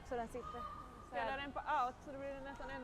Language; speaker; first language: Swedish; native; Swedish